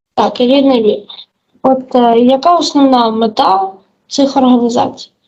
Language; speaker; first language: Ukrainian; native; Ukrainian